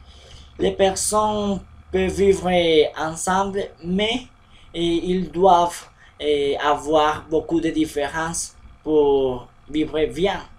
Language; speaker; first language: French; non-native, learner; Spanish